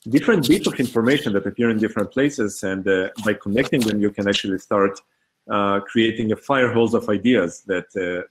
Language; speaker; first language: English; early bilingual, other home language; Hebrew